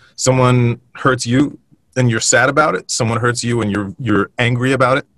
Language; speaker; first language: English; native; English